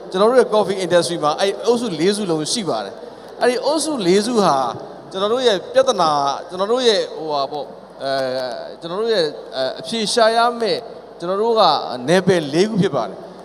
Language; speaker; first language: Burmese; native; Burmese